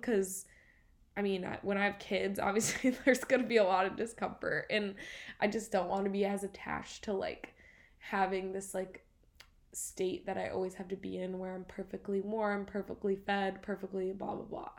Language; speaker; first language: English; native; English